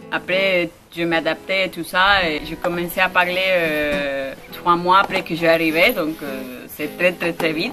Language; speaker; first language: French; non-native, learner; Spanish